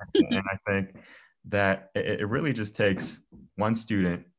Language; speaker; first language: English; native; English